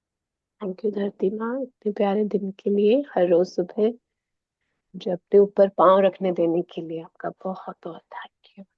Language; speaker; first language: Hindi; native; Hindi